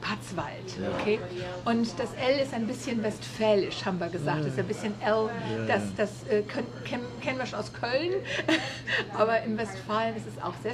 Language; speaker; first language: German; native; German